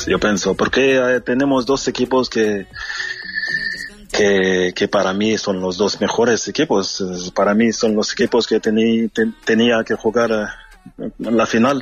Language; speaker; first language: Spanish; non-native, fluent; French